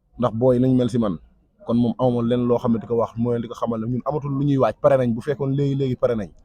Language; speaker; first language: Wolof; non-native, local second language; Fula